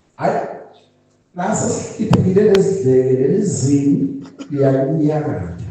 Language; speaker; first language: Zulu; non-native, local second language; Swati